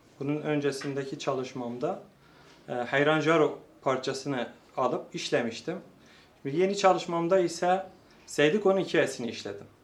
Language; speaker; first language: Turkish; non-native, local second language; Kurdish